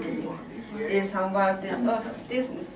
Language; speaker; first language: Dutch; non-native, learner; Mongolian